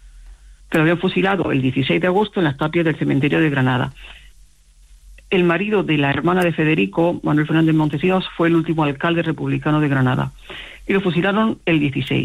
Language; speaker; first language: Spanish; native; Spanish